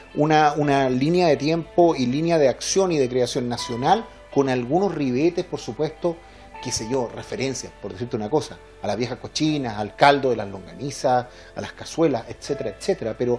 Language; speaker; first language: Spanish; native; Spanish